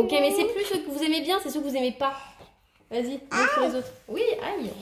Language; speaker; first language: French; native; French